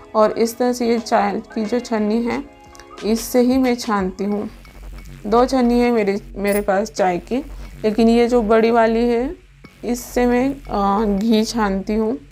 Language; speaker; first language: Hindi; non-native, local second language; Marathi